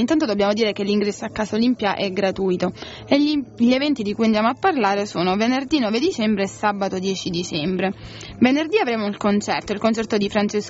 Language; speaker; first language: Italian; native; Italian